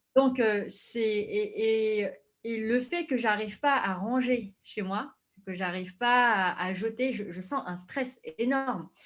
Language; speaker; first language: French; non-native, fluent; Vietnamese